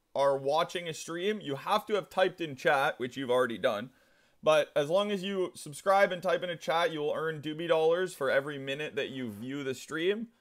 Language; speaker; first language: English; native; English